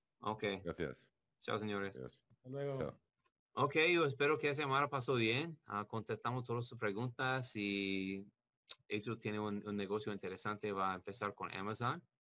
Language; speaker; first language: Spanish; non-native, learner; English